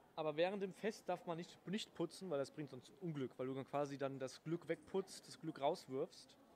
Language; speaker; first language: German; native; German